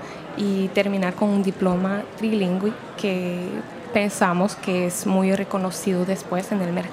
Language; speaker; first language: Spanish; non-native, fluent; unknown